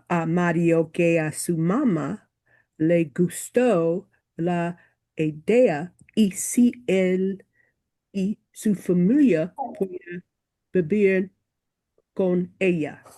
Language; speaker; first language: Spanish; non-native, learner; English